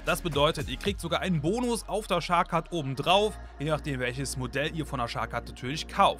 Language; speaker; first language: German; native; German